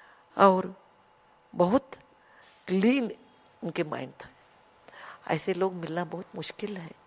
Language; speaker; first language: Hindi; non-native, local second language; Kannada